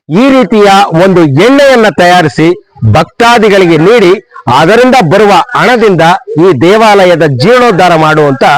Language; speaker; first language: Kannada; native; Kannada